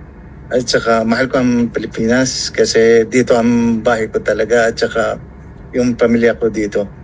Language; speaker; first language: Filipino; non-native, fluent; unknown